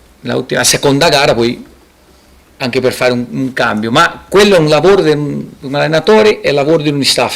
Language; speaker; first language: Italian; non-native, fluent; Portuguese